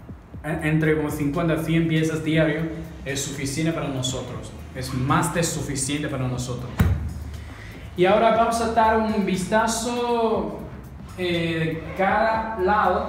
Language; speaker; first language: Spanish; non-native, learner; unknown